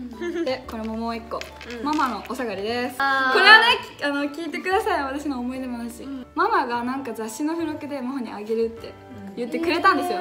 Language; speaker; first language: Japanese; native; Japanese